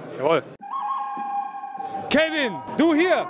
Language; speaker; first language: German; native; German